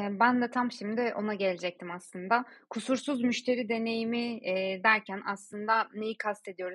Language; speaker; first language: Turkish; native; Turkish